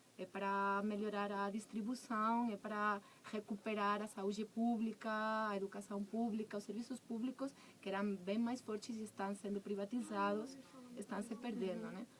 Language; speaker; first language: Portuguese; non-native, fluent; Spanish